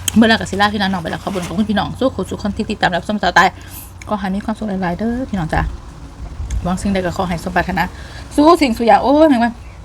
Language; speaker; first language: Thai; native; Thai